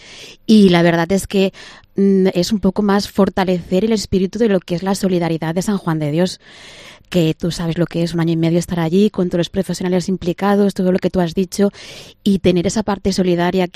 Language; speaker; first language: Spanish; native; Spanish